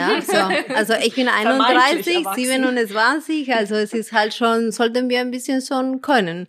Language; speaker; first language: German; non-native, fluent; Spanish